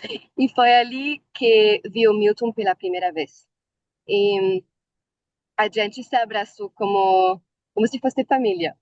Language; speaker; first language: Portuguese; non-native, learner; Arabic